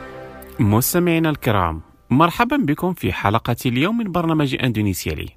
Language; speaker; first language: Arabic; non-native, fluent; Indonesian